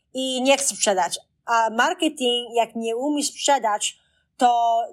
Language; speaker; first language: Polish; early bilingual, heritage; Polish